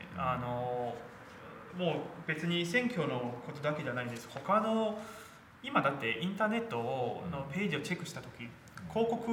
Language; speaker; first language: Japanese; non-native, fluent; Chinese